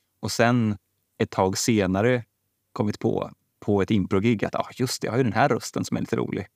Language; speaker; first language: Swedish; native; Swedish